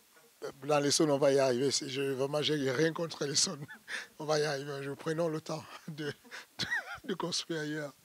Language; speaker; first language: French; native; French